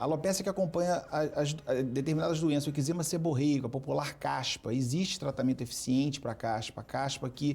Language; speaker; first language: Portuguese; native; Portuguese